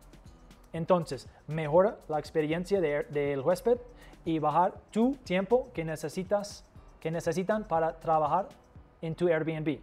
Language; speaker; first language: Spanish; non-native, fluent; English